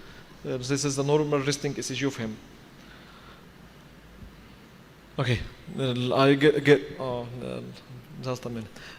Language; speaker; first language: English; non-native, fluent; Arabic